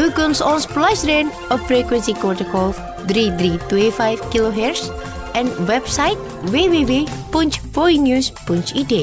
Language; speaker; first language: Dutch; non-native, learner; Indonesian